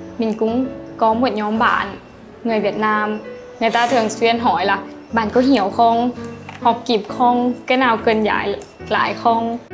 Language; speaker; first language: Vietnamese; non-native, learner; Lao